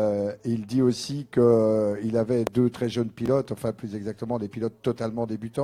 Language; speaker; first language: French; native; French